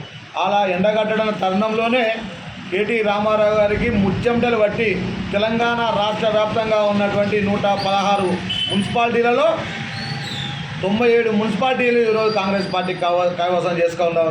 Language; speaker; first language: Telugu; native; Telugu